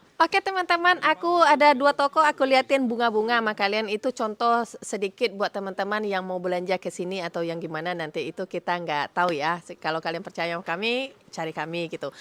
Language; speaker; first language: Indonesian; native; Indonesian